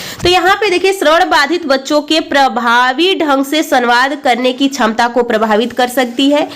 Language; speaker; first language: Hindi; native; Hindi